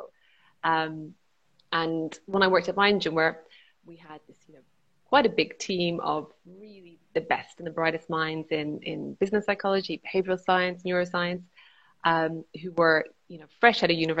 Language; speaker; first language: English; native; English